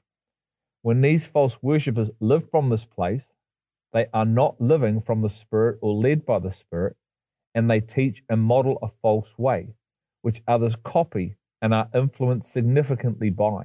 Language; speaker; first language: English; native; English